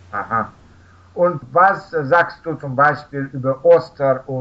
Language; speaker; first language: German; non-native, learner; Russian